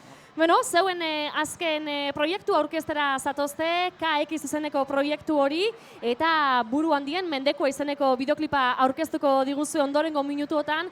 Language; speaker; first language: Basque; native; Basque